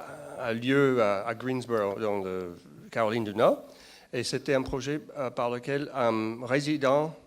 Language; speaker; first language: French; non-native, fluent; English